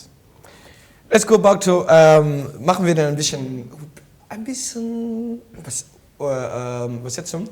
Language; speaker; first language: German; non-native, fluent; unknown